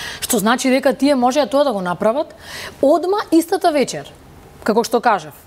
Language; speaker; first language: Macedonian; native; Macedonian